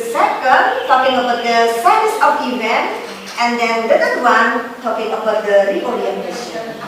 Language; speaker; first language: English; non-native, fluent; Indonesian